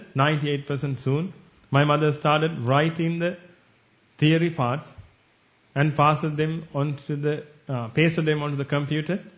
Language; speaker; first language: English; non-native, local second language; Sinhala